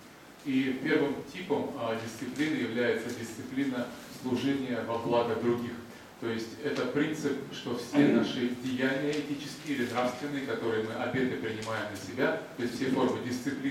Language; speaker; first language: Russian; native; Russian